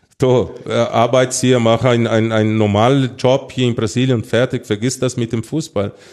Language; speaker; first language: German; non-native, fluent; Portuguese